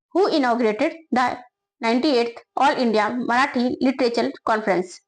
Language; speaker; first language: English; non-native, local second language; Hindi